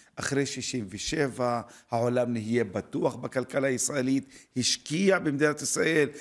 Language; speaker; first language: Hebrew; non-native, local second language; Arabic